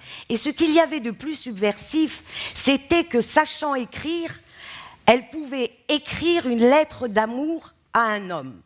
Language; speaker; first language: French; non-native, local second language; Arabic